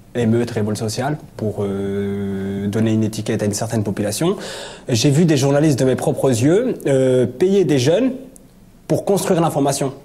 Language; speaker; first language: French; native; French